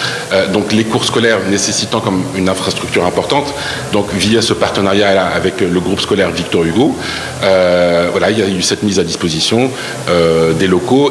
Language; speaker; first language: French; non-native, local second language; Arabic